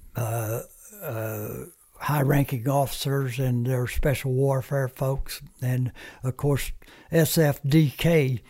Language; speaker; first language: English; early bilingual, other home language; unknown